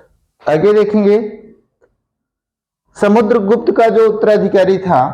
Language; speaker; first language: Hindi; native; Hindi